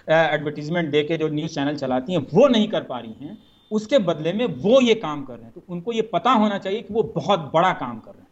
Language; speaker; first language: Hindi; native; Hindi